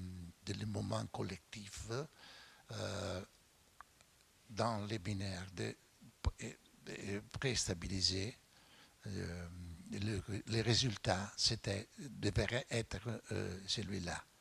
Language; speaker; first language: French; non-native, fluent; Italian